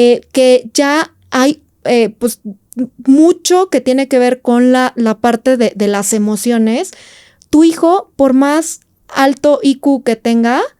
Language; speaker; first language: Spanish; native; Spanish